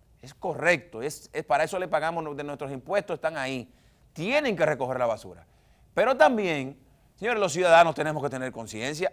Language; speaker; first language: Spanish; native; Spanish